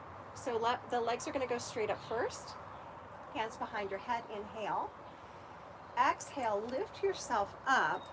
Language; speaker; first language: English; native; English